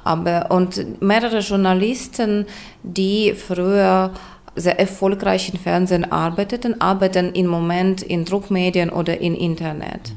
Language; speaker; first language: German; non-native, fluent; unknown